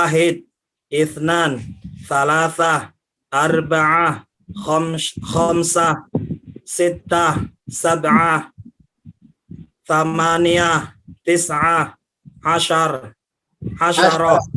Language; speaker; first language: Arabic; non-native, learner; Indonesian